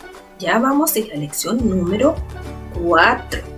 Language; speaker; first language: Spanish; native; Spanish